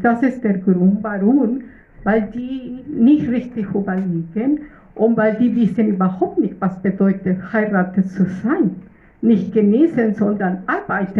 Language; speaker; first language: German; non-native, fluent; Russian